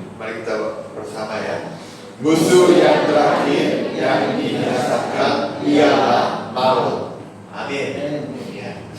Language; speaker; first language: Indonesian; non-native, fluent; Korean